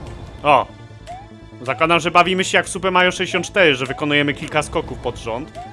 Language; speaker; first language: Polish; native; Polish